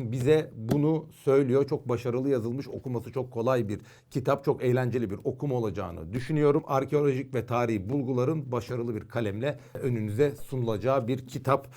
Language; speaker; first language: Turkish; native; Turkish